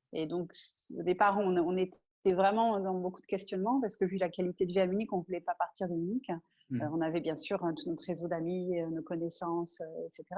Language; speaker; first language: French; native; French